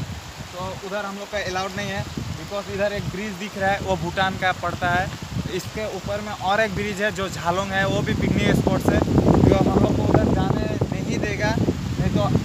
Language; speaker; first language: Hindi; non-native, local second language; Bangla